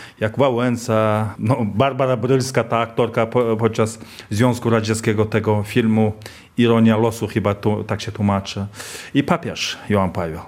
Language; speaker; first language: Polish; non-native, fluent; Kazakh